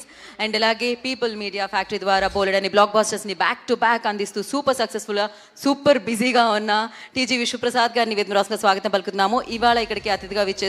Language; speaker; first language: Telugu; native; Telugu